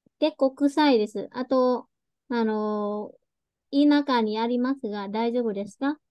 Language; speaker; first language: Japanese; non-native, fluent; Vietnamese